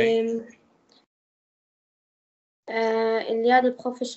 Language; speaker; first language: French; non-native, learner; Arabic